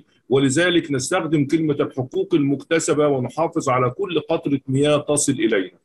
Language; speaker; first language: Arabic; native; Arabic